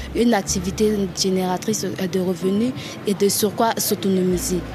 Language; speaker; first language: French; non-native, local second language; Sango